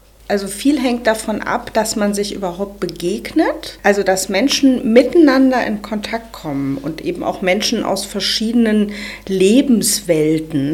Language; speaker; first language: German; native; German